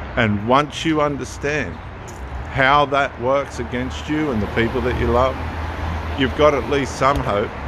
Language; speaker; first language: English; native; English